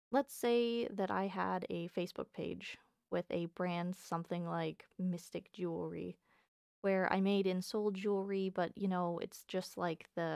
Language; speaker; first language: English; native; English